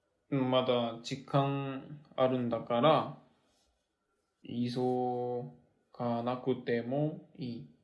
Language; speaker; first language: Japanese; non-native, learner; Korean